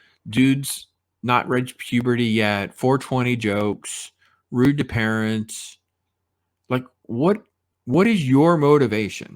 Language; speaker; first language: English; native; English